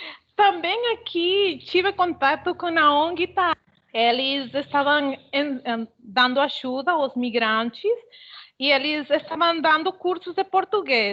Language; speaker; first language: Portuguese; non-native, fluent; Spanish